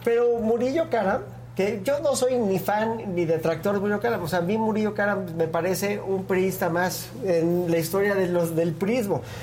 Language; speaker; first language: Spanish; native; Spanish